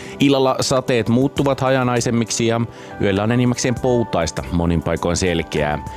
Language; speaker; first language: Finnish; native; Finnish